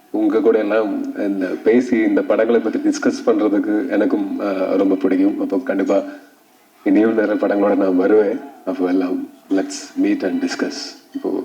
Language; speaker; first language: Tamil; non-native, learner; Malayalam